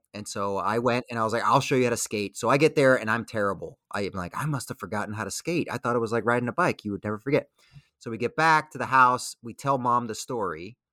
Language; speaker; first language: English; early bilingual, other home language; Spanish